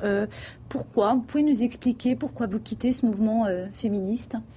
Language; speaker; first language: French; native; French